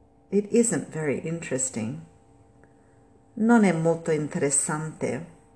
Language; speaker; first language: Italian; native; Italian